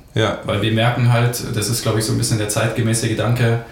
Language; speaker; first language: German; native; German